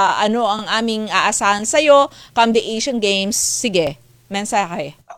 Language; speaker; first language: Filipino; native; Filipino